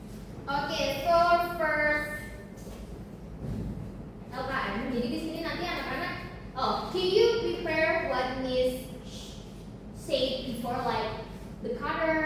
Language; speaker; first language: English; non-native, learner; Indonesian